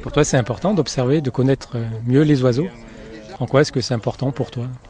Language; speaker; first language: French; native; French